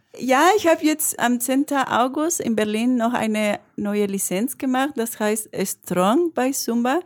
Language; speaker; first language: German; non-native, fluent; Spanish